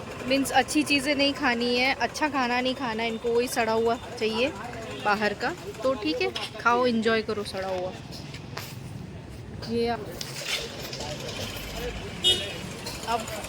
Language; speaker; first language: Hindi; native; Hindi